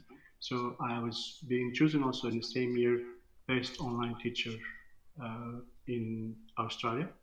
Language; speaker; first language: English; non-native, fluent; Turkish